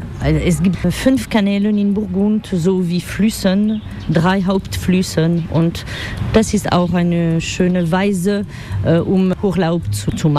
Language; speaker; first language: German; non-native, learner; French